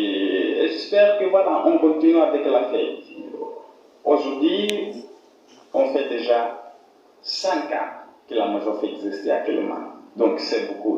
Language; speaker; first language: French; non-native, fluent; Portuguese